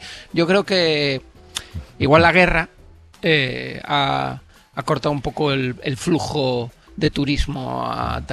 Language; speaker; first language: Spanish; native; Spanish